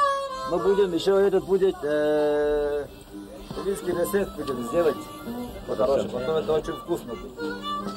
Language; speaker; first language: Russian; non-native, local second language; Tuvinian